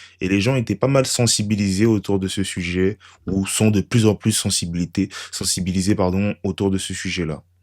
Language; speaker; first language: French; native; French